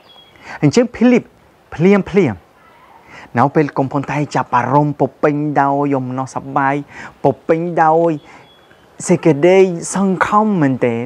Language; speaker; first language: Khmer; non-native, fluent; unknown